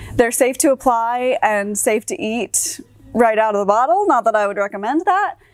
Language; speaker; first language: English; native; English